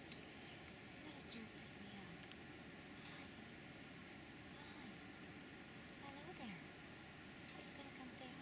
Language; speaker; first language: English; native; English